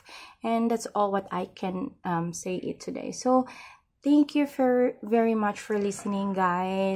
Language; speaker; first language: English; non-native, local second language; Filipino